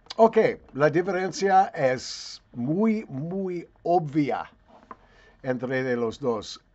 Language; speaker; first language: Spanish; non-native, fluent; English